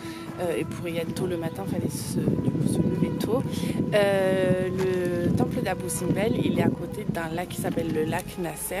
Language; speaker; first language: French; native; French